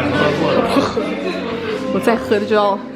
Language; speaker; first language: Chinese; early bilingual, heritage; Chinese